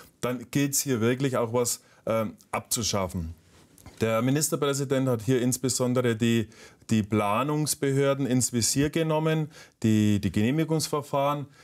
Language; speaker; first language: German; native; German